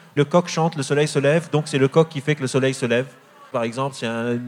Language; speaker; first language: French; non-native, local second language; Arabic